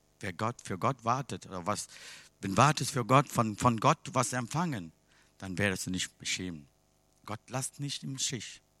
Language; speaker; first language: German; non-native, learner; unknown